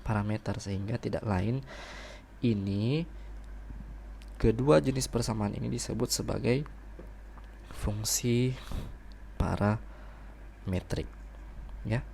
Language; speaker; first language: Indonesian; native; Indonesian